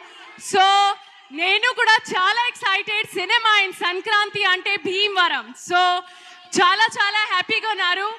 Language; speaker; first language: Telugu; non-native, learner; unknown